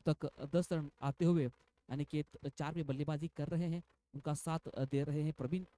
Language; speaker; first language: Hindi; non-native, local second language; Marathi